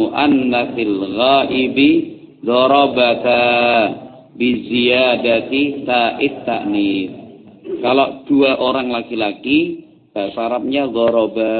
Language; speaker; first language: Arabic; non-native, fluent; Javanese